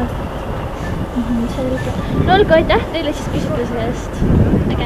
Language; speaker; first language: Estonian; non-native, local second language; Russian